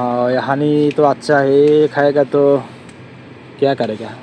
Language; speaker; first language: Hindi; non-native, learner; Bangla